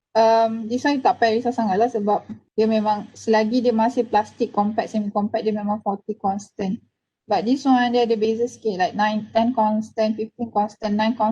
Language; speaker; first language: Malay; native; Malay